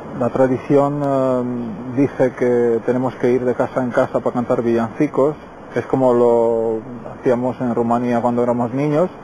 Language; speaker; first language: Spanish; non-native, fluent; Romanian